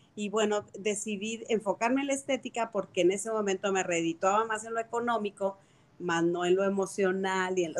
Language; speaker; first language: Spanish; native; Spanish